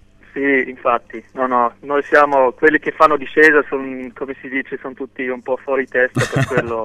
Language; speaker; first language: Italian; non-native, local second language; German